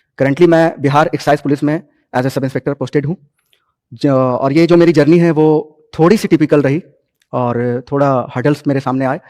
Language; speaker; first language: Hindi; native; Hindi